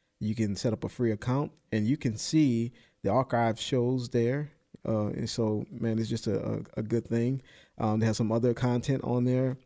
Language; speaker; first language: English; native; English